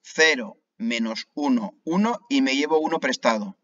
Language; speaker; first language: Spanish; native; Spanish